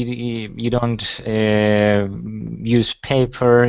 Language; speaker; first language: English; non-native, fluent; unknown